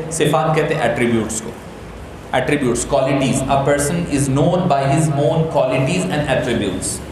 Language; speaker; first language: Urdu; native; Urdu